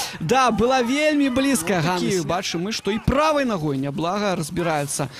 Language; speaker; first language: Belarusian; non-native, local second language; Russian